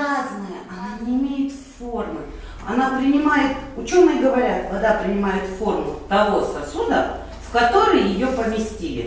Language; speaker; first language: Russian; native; Russian